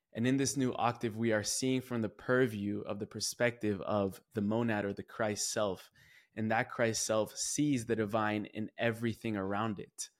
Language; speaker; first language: English; native; English